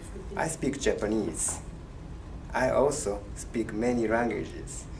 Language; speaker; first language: English; non-native, learner; Japanese